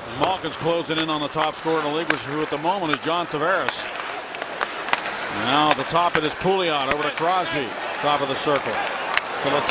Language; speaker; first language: English; native; English